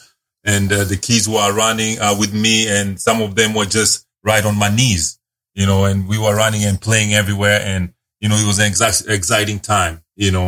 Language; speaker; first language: English; non-native, local second language; Luo (Kenya and Tanzania)